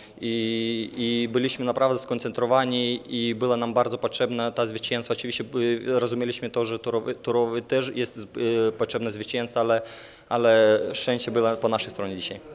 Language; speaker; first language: Polish; non-native, fluent; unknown